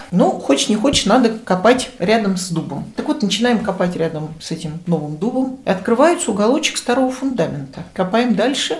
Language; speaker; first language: Russian; native; Russian